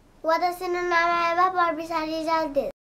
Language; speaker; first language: Japanese; non-native, learner; Nepali